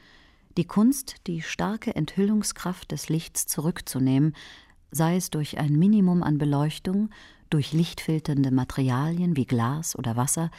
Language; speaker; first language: German; native; German